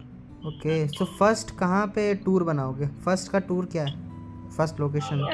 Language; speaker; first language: Hindi; native; Hindi